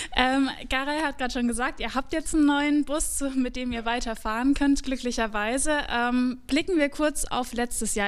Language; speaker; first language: German; native; German